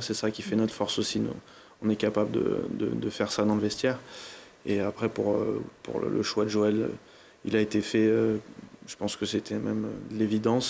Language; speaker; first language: French; native; French